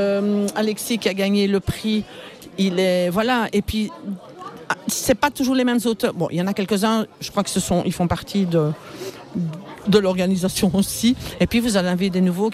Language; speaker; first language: French; native; French